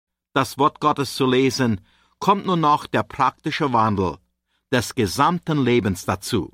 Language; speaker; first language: German; native; German